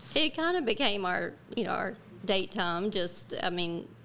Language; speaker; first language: English; native; English